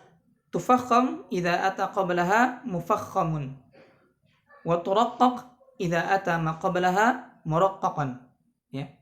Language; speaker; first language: Arabic; non-native, fluent; Indonesian